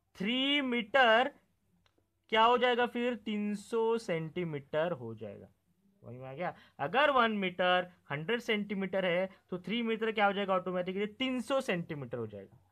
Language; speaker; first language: Hindi; non-native, local second language; Marathi